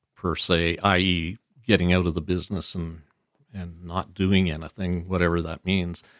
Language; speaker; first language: English; native; English